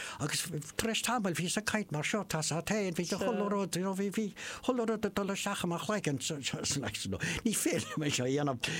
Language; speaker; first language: Irish; non-native, local second language; English